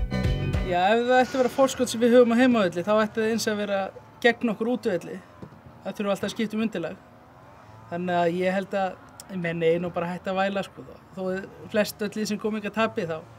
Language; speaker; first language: Icelandic; native; Icelandic